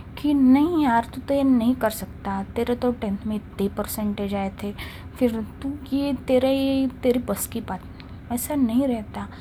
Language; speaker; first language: Hindi; non-native, local second language; Marathi